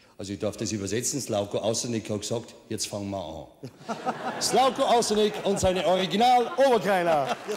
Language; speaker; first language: German; native; German